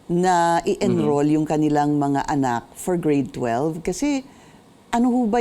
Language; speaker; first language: Filipino; native; Filipino